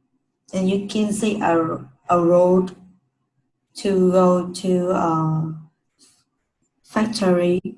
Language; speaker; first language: English; non-native, learner; Vietnamese